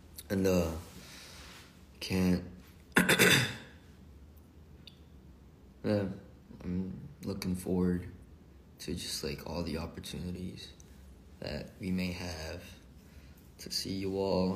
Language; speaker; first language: English; early bilingual, other home language; Korean